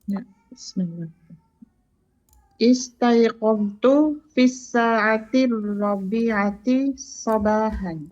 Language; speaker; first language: Arabic; non-native, learner; Indonesian